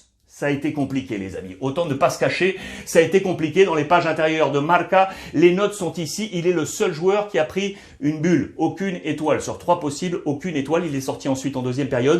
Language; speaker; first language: French; native; French